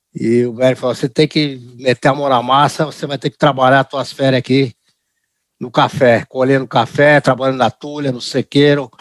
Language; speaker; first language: Portuguese; early bilingual, other home language; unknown